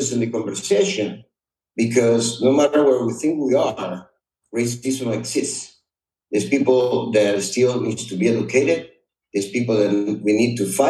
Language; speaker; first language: English; non-native, fluent; Spanish